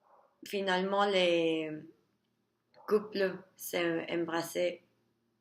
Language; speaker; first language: French; non-native, learner; Spanish